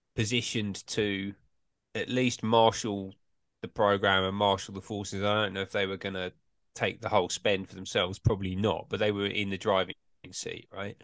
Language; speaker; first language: English; native; English